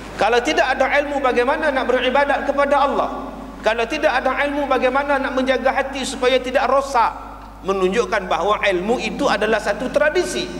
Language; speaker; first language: Malay; native; Malay